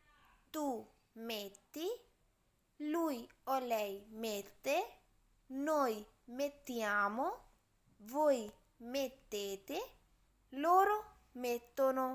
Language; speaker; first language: Italian; non-native, learner; Urdu